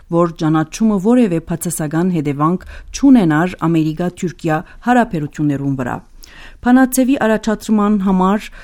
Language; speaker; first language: Armenian; early bilingual, heritage; Armenian